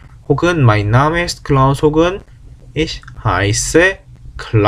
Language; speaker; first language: German; non-native, fluent; Korean